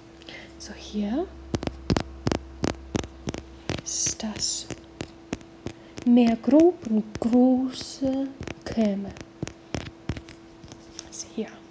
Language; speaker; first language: German; non-native, learner; English